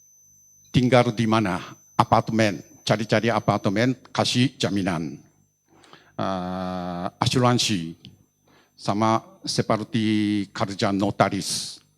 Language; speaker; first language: Indonesian; non-native, learner; Japanese